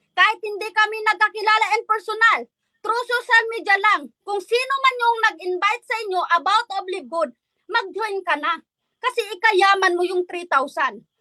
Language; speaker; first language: Filipino; non-native, local second language; Waray